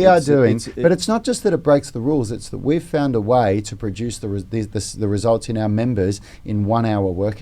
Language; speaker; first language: English; native; English